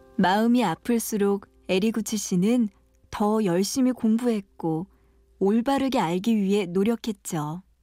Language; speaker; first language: Korean; native; Korean